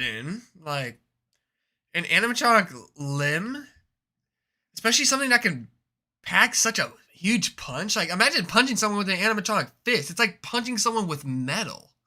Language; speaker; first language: English; native; English